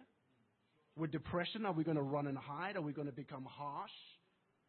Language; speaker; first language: English; native; English